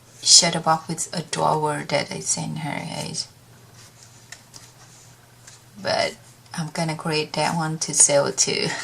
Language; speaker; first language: English; non-native, learner; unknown